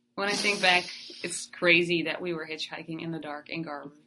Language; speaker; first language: English; non-native, fluent; Dutch